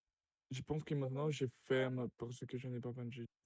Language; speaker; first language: French; non-native, learner; Russian